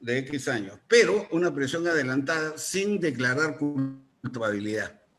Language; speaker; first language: Spanish; native; Spanish